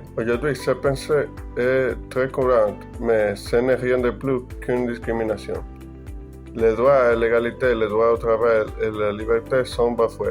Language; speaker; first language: French; non-native, learner; Spanish